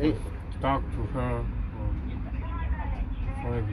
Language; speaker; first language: English; non-native, learner; Romanian